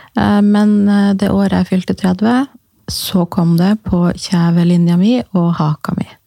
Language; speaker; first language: Norwegian; native; Norwegian